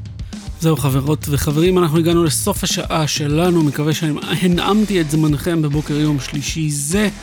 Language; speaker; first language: Hebrew; native; Hebrew